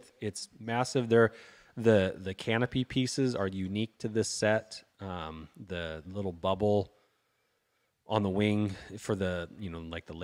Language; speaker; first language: English; native; English